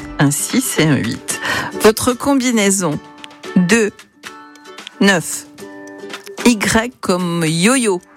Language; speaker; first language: French; native; French